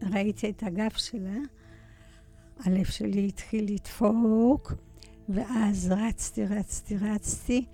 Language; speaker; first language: Hebrew; early bilingual, other home language; Polish